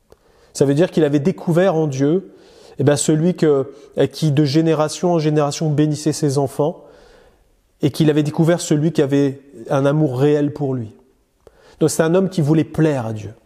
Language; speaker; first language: French; native; French